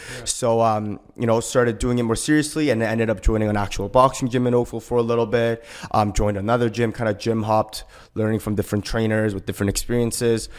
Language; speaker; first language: English; early bilingual, other home language; Korean